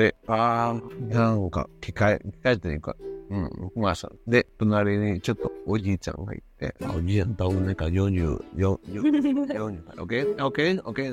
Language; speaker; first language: Japanese; non-native, learner; Spanish